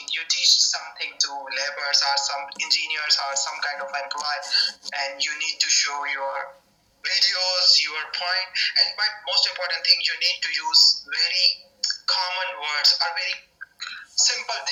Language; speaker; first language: English; non-native, local second language; Urdu